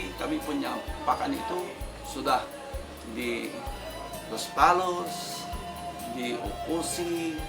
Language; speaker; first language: Indonesian; non-native, local second language; Tetum